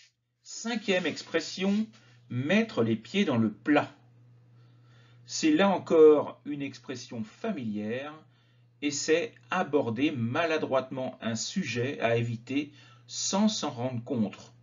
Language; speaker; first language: French; native; French